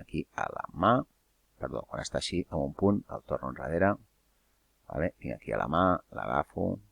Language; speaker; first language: Catalan; native; Catalan